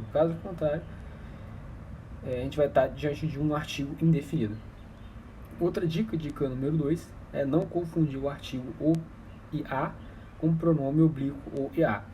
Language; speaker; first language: Portuguese; native; Portuguese